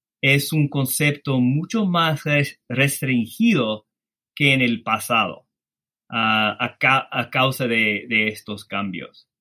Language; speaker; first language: Spanish; non-native, fluent; English